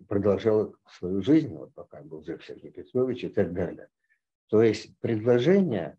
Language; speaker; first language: Russian; native; Russian